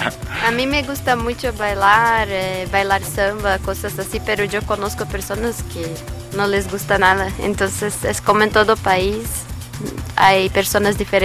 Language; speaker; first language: Spanish; non-native, learner; Portuguese